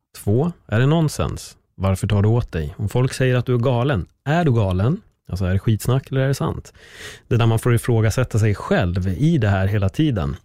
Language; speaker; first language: Swedish; native; Swedish